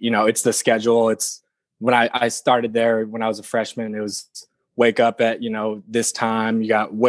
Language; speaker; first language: English; native; English